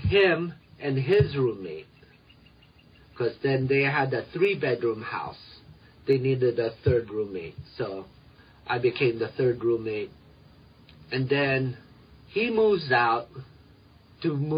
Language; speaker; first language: English; early bilingual, other home language; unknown